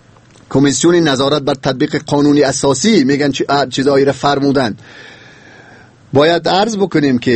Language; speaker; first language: Persian; native; Persian